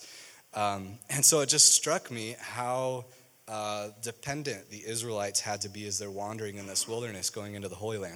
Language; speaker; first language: English; native; English